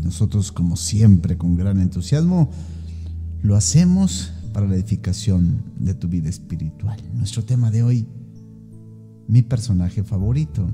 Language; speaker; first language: Spanish; native; Spanish